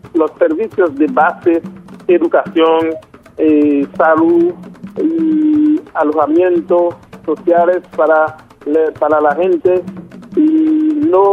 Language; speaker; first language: Spanish; non-native, local second language; Haitian Creole